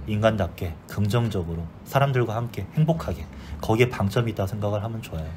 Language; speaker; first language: Korean; native; Korean